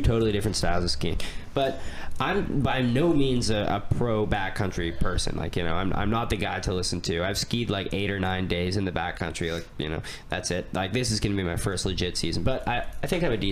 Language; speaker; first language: English; native; English